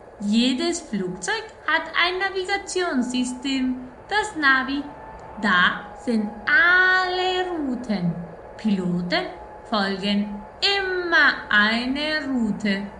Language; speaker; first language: German; non-native, fluent; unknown